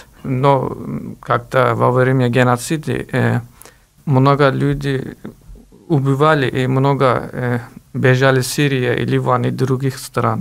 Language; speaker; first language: Russian; non-native, learner; Turkish